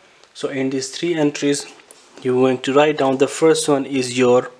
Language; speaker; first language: English; non-native, fluent; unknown